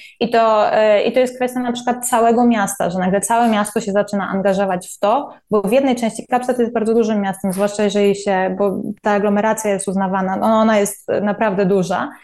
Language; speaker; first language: Polish; native; Polish